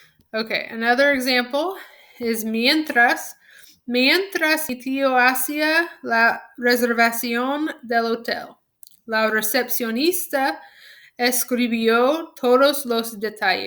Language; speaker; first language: Spanish; non-native, fluent; English